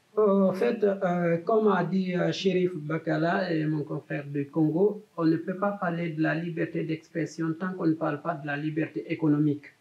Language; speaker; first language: French; non-native, local second language; Fula